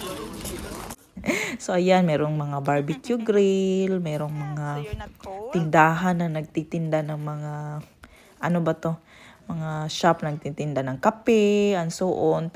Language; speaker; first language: Filipino; non-native, local second language; Cebuano